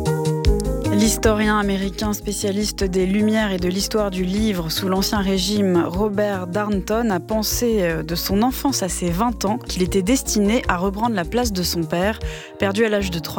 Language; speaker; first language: French; native; French